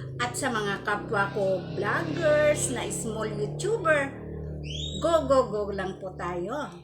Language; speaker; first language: Filipino; non-native, local second language; Cebuano